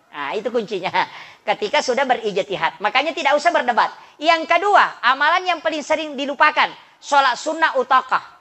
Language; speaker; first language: Indonesian; non-native, local second language; Buginese